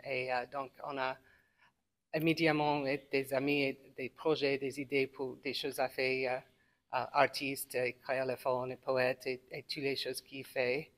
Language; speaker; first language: French; non-native, local second language; English